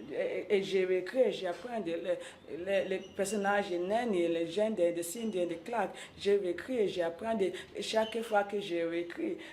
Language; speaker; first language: French; non-native, local second language; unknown